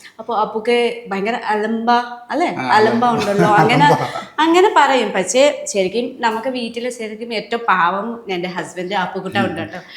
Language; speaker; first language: Malayalam; non-native, learner; Nepali